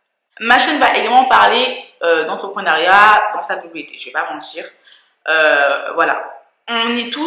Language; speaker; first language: French; native; French